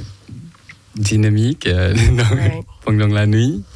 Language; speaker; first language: French; non-native, learner; Thai